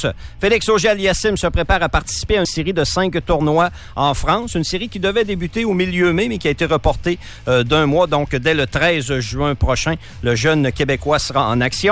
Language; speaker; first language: French; native; French